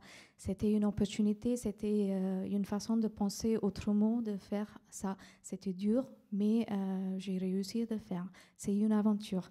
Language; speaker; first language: French; non-native, fluent; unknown